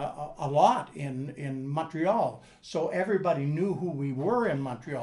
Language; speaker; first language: English; native; English